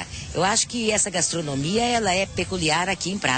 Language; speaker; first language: Portuguese; native; Portuguese